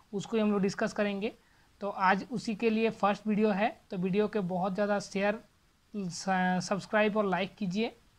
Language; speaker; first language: Hindi; non-native, local second language; Bangla